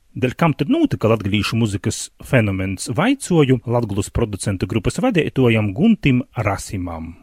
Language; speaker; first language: Latvian; native; Latvian